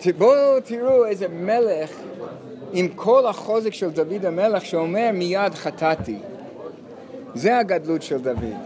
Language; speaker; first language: Hebrew; non-native, fluent; English